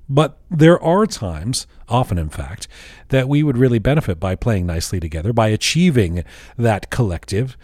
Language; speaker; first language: English; early bilingual, other home language; Persian